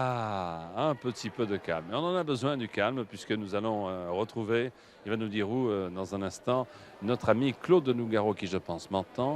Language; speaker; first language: French; native; French